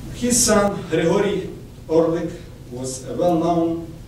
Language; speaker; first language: English; non-native, fluent; Ukrainian